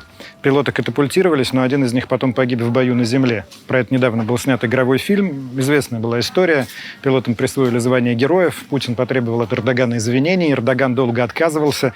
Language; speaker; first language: Russian; native; Russian